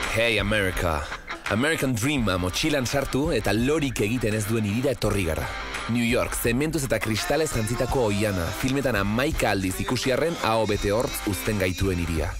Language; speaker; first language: Basque; native; Basque